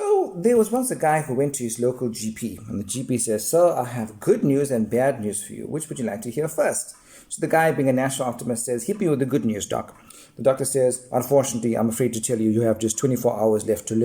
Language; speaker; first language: English; native; English